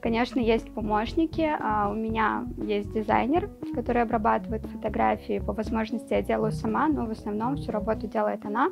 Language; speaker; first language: Russian; native; Russian